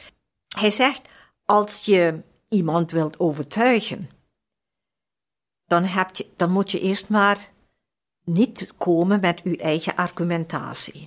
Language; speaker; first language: Dutch; non-native, fluent; German